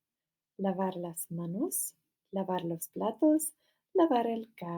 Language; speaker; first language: Spanish; non-native, fluent; English